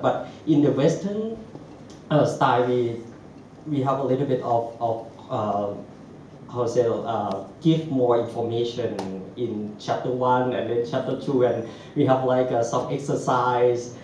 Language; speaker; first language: English; non-native, learner; Thai